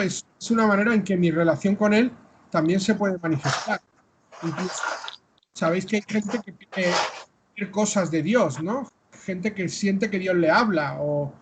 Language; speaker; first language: Spanish; native; Spanish